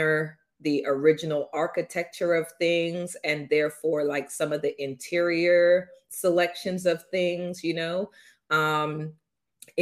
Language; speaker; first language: English; native; English